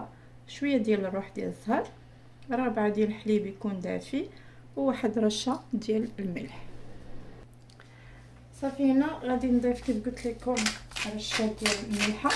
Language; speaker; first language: Arabic; native; Arabic